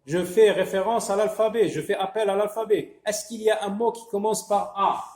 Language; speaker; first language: French; non-native, local second language; Arabic